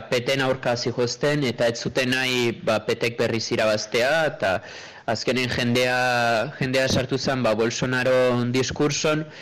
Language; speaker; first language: Basque; early bilingual, other home language; Portuguese